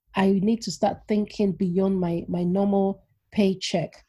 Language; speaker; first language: English; non-native, local second language; Yoruba